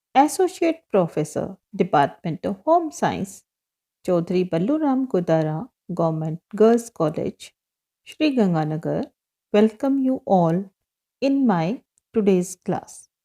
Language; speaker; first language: English; non-native, local second language; Hindi